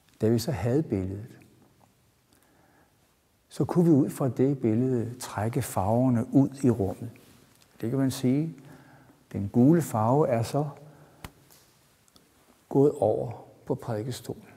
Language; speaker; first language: Danish; native; Danish